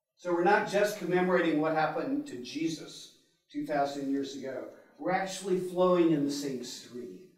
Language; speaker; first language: English; native; English